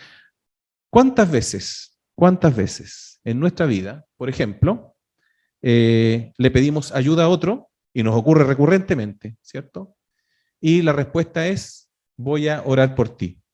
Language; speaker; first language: Spanish; native; Spanish